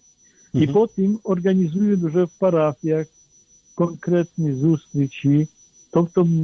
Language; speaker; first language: Ukrainian; non-native, fluent; Polish